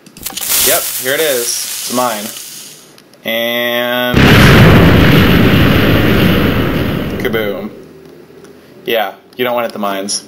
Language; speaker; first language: English; native; English